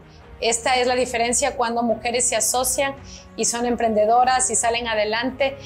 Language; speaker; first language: Spanish; native; Spanish